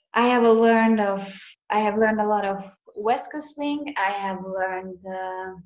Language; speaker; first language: English; non-native, fluent; Hungarian